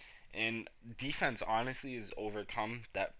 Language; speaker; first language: English; native; English